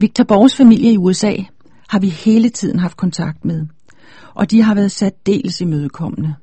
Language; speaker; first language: Danish; native; Danish